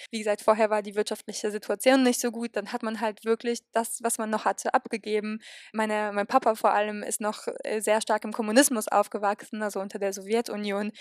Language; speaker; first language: German; early bilingual, other home language; Polish